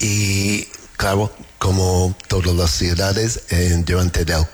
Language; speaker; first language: Spanish; non-native, learner; English